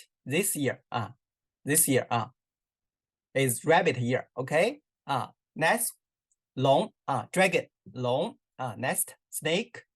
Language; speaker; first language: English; non-native, learner; Chinese